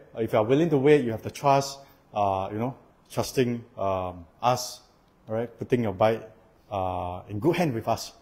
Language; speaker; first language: English; non-native, local second language; Chinese